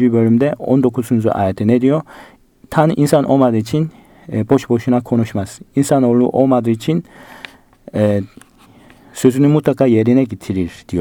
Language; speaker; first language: Turkish; non-native, fluent; Korean